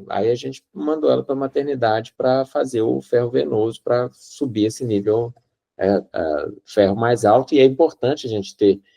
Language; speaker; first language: Portuguese; native; Portuguese